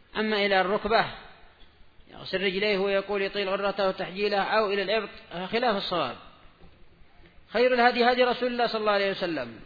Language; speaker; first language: Arabic; native; Arabic